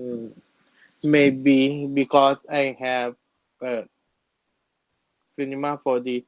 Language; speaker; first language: English; non-native, learner; Thai